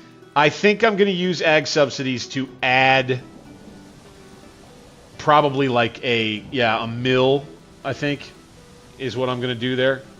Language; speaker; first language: English; native; English